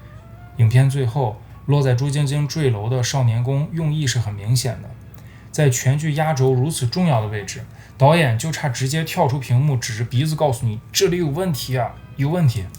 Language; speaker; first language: Chinese; native; Chinese